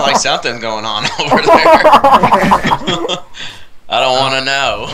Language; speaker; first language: English; native; English